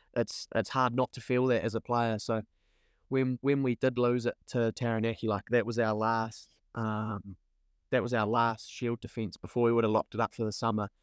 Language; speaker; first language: English; native; English